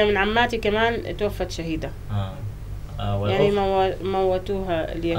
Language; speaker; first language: Arabic; native; Arabic